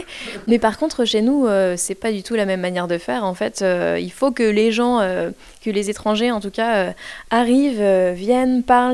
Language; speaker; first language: French; native; French